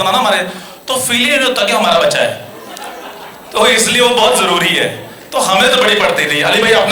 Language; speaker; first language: Hindi; native; Hindi